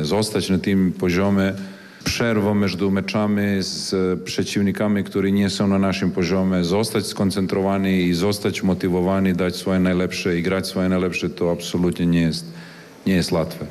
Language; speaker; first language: Polish; non-native, fluent; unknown